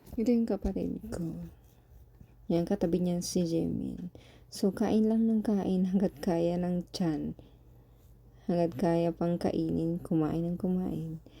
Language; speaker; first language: Filipino; native; Filipino